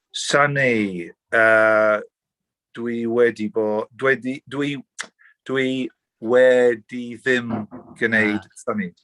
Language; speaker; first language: Welsh; non-native, learner; English